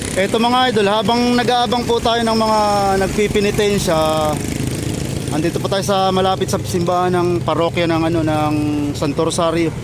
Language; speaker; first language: Filipino; native; Filipino